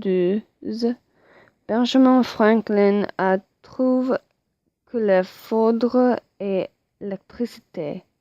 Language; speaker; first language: French; non-native, learner; English